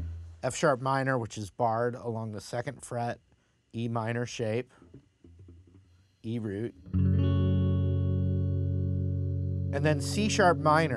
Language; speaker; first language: English; native; English